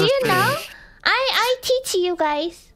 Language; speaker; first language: English; non-native, learner; Korean